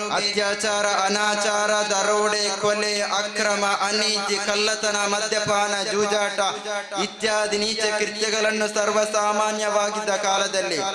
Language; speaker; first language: Kannada; non-native, local second language; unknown